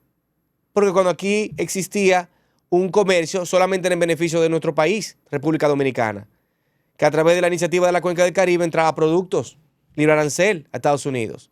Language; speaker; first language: Spanish; native; Spanish